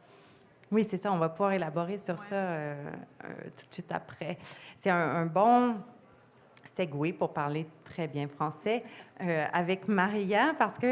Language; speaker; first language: French; native; French